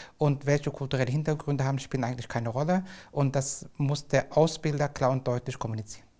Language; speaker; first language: German; native; German